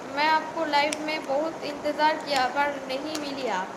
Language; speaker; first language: Hindi; non-native, local second language; Bangla